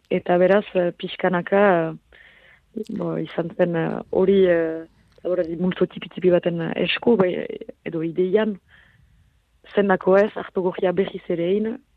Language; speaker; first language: Basque; native; Basque